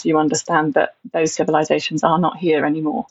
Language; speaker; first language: English; native; English